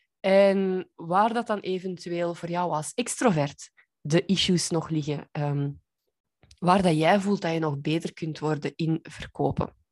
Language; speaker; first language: Dutch; native; Dutch